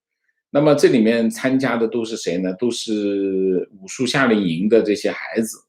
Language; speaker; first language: Chinese; native; Chinese